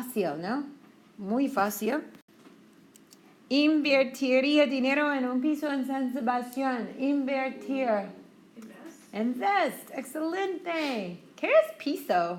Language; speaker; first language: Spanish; non-native, fluent; English